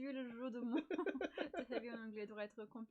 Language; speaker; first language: French; non-native, learner; English